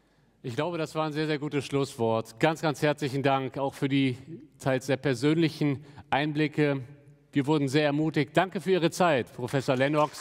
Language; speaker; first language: German; native; German